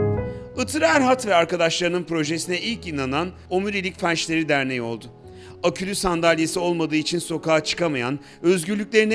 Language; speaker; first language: Turkish; native; Turkish